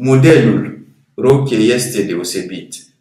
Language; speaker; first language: Romanian; non-native, fluent; French